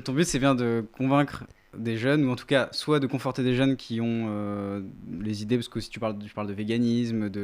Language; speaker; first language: French; native; French